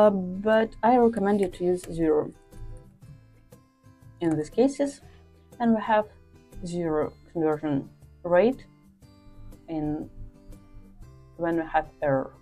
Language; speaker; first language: English; non-native, fluent; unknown